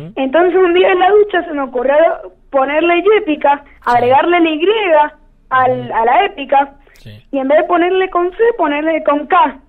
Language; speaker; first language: Spanish; native; Spanish